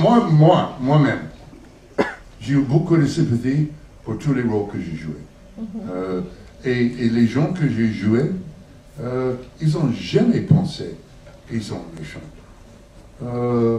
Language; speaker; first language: French; non-native, learner; English